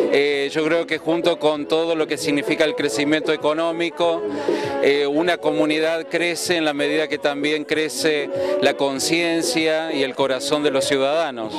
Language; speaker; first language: Spanish; native; Spanish